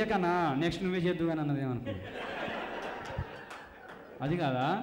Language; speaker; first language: Telugu; native; Telugu